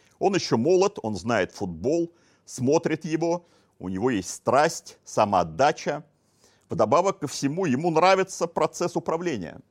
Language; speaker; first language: Russian; native; Russian